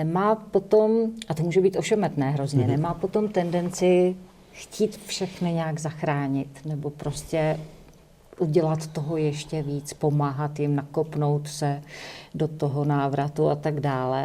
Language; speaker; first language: Czech; native; Czech